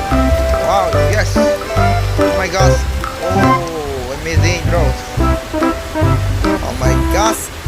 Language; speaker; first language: English; non-native, learner; Indonesian